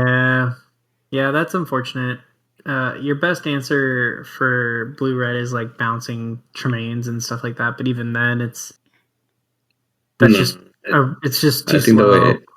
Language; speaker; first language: English; native; English